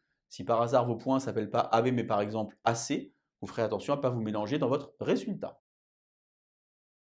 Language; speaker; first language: French; native; French